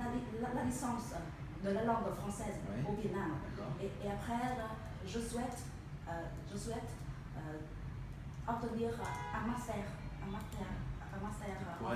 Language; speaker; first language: French; non-native, learner; Vietnamese